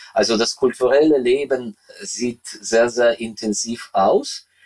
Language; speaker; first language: German; non-native, fluent; Ukrainian